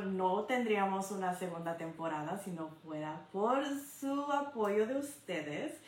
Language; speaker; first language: Spanish; early bilingual, heritage; Spanish